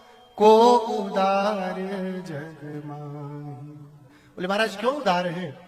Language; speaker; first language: Hindi; native; Hindi